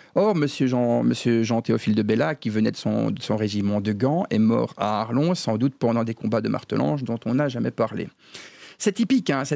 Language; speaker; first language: French; native; French